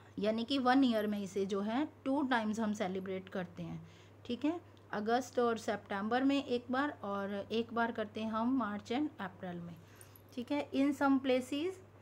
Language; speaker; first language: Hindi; non-native, local second language; Punjabi